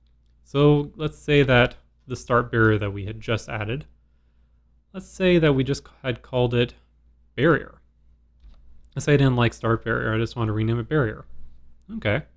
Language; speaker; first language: English; native; English